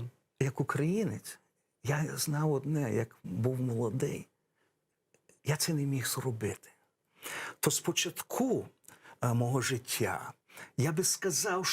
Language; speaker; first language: Ukrainian; early bilingual, heritage; English